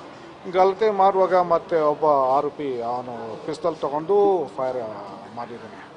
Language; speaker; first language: Kannada; non-native, fluent; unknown